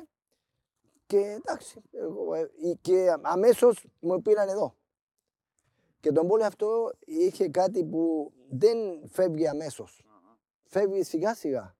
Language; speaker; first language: Greek; non-native, fluent; Spanish